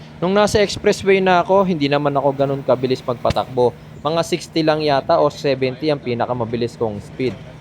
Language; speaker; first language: Filipino; native; Filipino